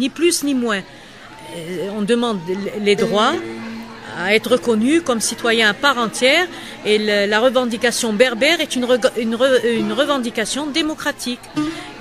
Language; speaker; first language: French; non-native, local second language; Kabyle